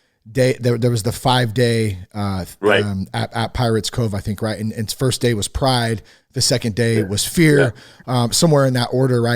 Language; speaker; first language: English; native; English